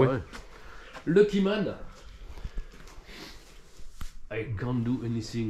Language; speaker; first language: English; non-native, learner; French